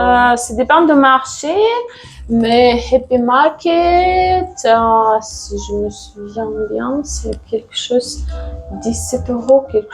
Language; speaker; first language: French; non-native, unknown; Russian